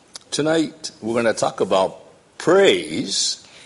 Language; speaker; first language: English; native; English